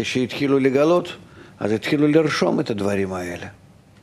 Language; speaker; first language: Hebrew; non-native, fluent; Russian